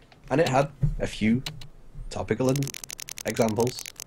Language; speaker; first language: English; native; English